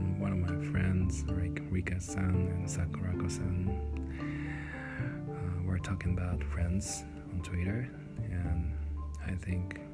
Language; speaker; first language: English; non-native, fluent; Japanese